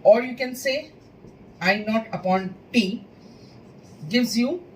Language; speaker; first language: English; non-native, local second language; Hindi